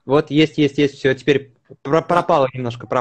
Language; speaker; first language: Russian; native; Russian